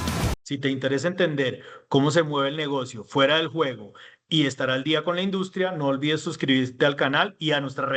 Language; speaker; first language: Spanish; native; Spanish